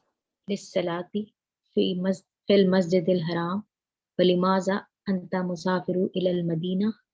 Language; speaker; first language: Arabic; non-native, learner; Urdu